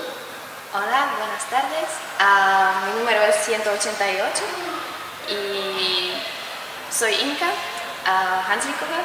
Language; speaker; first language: Spanish; non-native, fluent; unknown